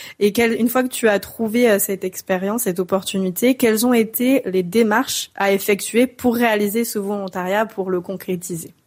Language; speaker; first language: French; native; French